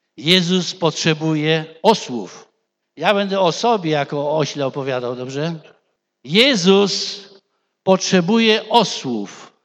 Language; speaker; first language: Polish; native; Polish